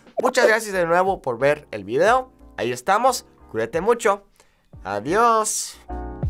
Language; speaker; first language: Spanish; non-native, fluent; English